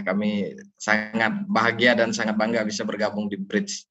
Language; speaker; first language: Indonesian; native; Indonesian